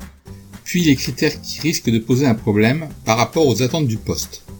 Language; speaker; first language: French; native; French